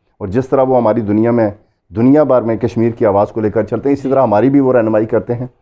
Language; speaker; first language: Urdu; non-native, local second language; Pahari-Potwari